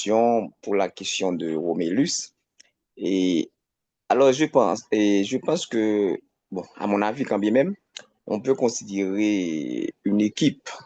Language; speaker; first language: French; non-native, local second language; Haitian Creole